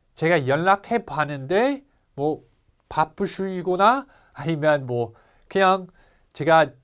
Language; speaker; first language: Korean; non-native, fluent; English